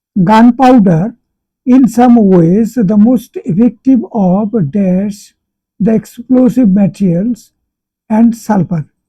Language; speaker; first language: English; non-native, local second language; Bangla